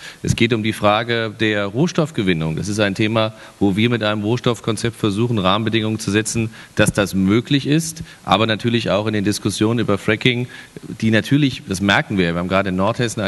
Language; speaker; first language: German; native; German